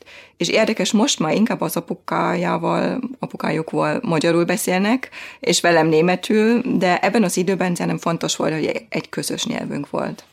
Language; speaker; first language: Hungarian; non-native, fluent; German